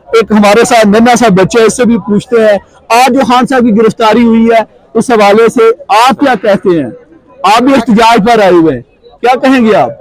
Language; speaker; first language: Urdu; native; Urdu